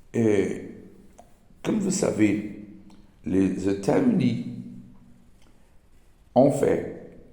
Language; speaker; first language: French; non-native, learner; Portuguese